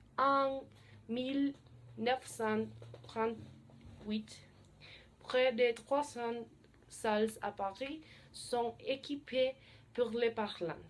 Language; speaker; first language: French; non-native, learner; Spanish